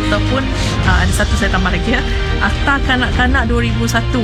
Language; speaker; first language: Malay; native; Malay